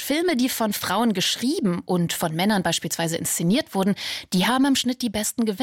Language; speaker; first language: German; native; German